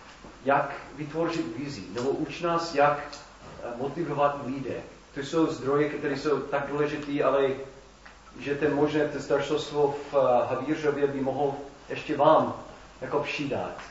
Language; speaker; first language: Czech; non-native, fluent; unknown